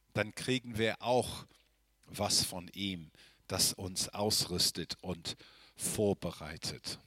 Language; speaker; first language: German; non-native, fluent; English